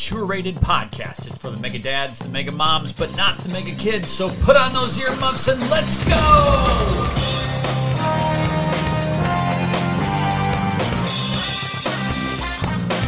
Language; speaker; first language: English; native; English